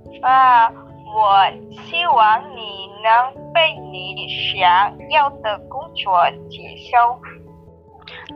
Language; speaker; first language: Chinese; non-native, learner; Indonesian